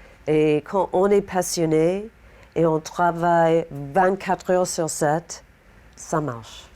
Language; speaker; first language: French; non-native, fluent; English